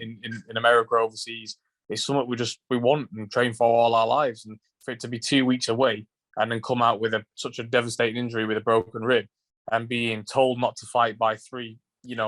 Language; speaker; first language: English; native; English